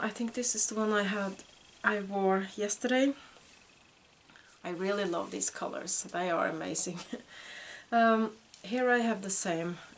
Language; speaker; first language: English; non-native, fluent; Norwegian